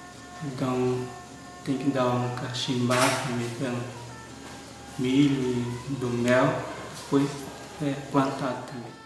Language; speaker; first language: Portuguese; non-native, local second language; Guarani